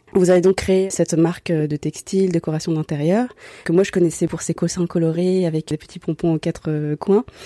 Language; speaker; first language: French; native; French